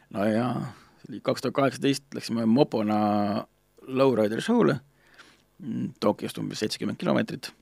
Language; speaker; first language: Estonian; native; Estonian